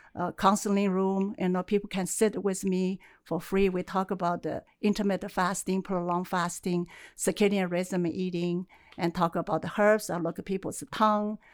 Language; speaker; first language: English; non-native, fluent; Chinese